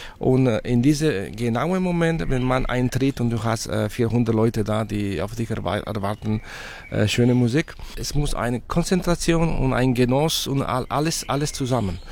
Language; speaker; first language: German; non-native, fluent; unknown